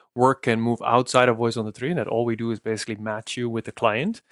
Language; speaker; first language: English; non-native, fluent; Dutch